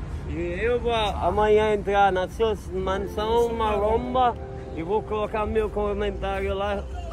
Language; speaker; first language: Portuguese; non-native, fluent; Turkish